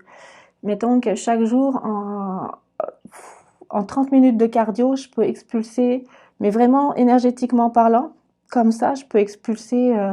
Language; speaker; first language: French; native; French